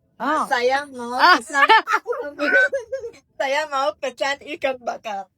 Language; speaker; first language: Indonesian; non-native, learner; English